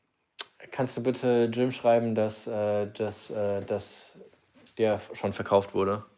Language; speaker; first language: German; native; German